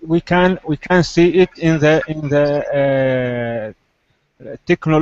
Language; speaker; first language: English; non-native, learner; Arabic